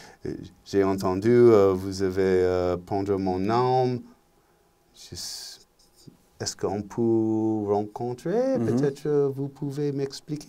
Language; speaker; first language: French; non-native, learner; English